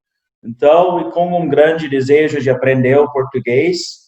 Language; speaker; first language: Portuguese; non-native, fluent; English